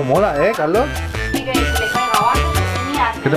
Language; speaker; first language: Spanish; native; Spanish